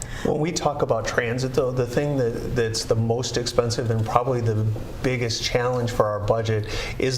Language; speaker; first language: English; native; English